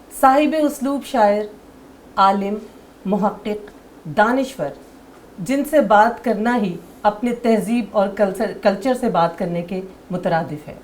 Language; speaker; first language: Urdu; native; Urdu